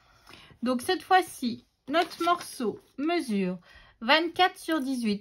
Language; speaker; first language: French; native; French